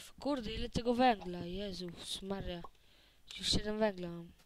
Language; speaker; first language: Polish; native; Polish